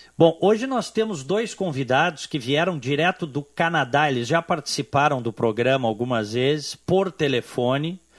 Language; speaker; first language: Portuguese; native; Portuguese